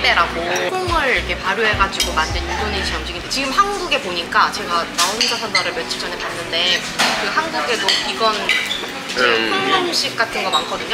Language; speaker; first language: Korean; non-native, local second language; Indonesian